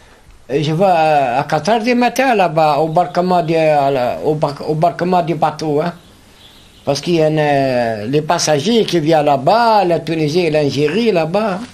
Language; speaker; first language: French; non-native, learner; Arabic